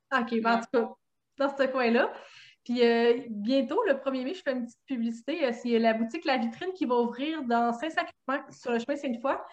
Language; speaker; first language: French; native; French